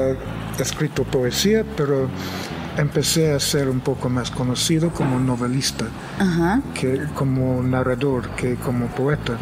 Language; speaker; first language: Spanish; non-native, fluent; English